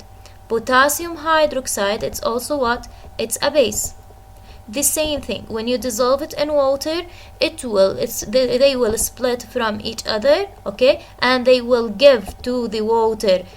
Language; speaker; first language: English; non-native, fluent; Arabic